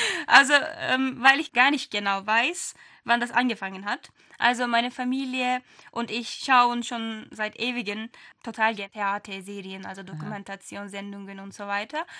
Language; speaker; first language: German; non-native, learner; Turkish